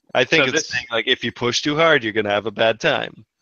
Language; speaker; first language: English; native; English